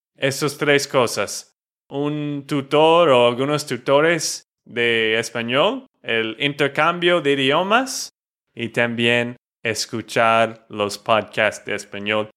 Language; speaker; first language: Spanish; non-native, fluent; English